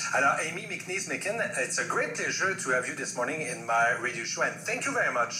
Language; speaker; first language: English; non-native, fluent; French